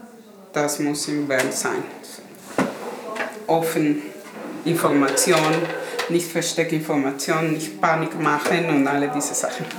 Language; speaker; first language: German; non-native, learner; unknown